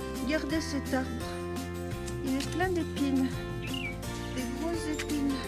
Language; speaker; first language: French; native; French